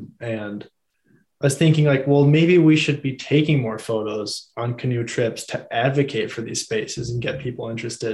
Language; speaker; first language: English; native; English